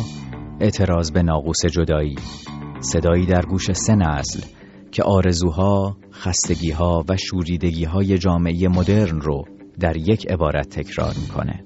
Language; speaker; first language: Persian; native; Persian